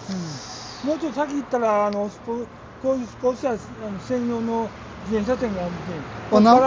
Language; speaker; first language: Japanese; native; Japanese